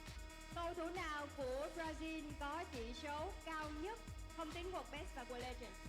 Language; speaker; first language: Vietnamese; native; Vietnamese